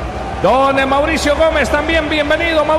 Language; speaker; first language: Spanish; native; Spanish